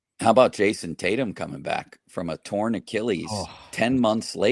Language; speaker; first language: English; native; English